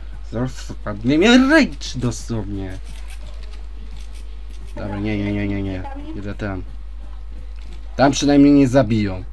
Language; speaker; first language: Polish; native; Polish